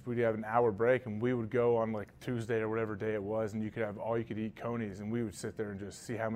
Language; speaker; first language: English; native; English